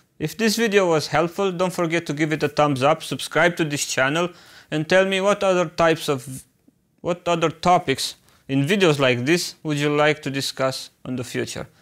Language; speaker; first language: English; non-native, fluent; Romanian